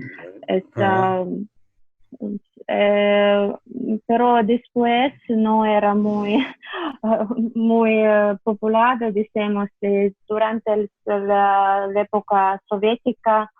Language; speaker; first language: Spanish; non-native, fluent; Russian